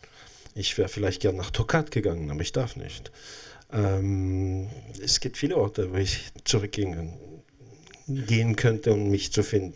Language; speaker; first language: German; non-native, local second language; French